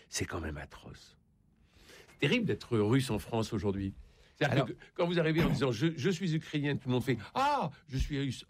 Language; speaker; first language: French; native; French